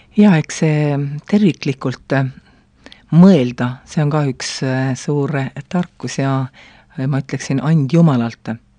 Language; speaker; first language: Estonian; native; Estonian